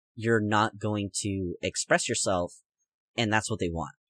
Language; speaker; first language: English; native; English